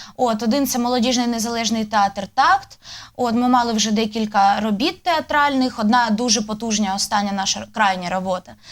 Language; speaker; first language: Ukrainian; native; Ukrainian